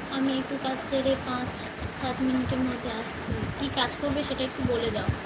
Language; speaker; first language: Bangla; non-native, local second language; Santali